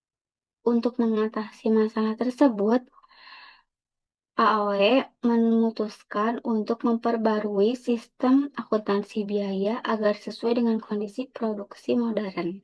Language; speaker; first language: Indonesian; native; Indonesian